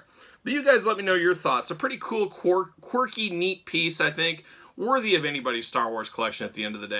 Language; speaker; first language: English; native; English